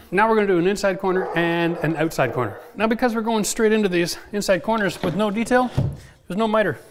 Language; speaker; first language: English; native; English